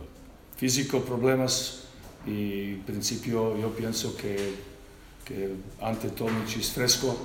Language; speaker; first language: Spanish; non-native, learner; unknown